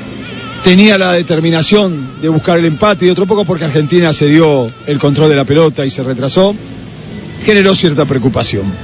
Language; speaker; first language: Spanish; native; Spanish